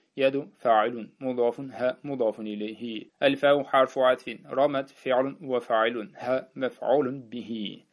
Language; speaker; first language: Arabic; non-native, fluent; Uzbek